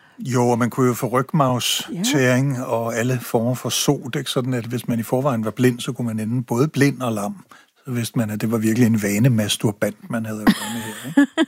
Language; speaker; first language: Danish; native; Danish